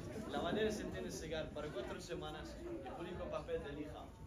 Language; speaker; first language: Spanish; non-native, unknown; Dutch